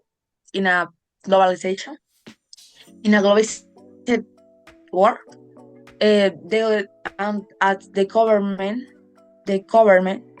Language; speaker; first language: English; non-native, learner; Spanish